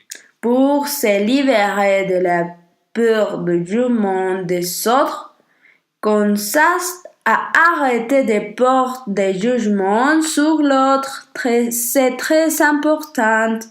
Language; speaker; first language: French; non-native, learner; Spanish